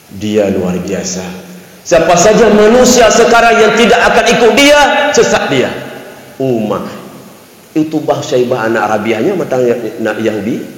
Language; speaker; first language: Malay; non-native, local second language; Achinese